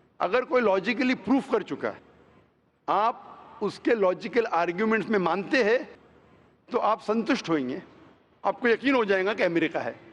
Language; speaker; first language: Hindi; non-native, local second language; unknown